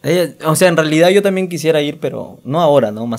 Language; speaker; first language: Spanish; native; Spanish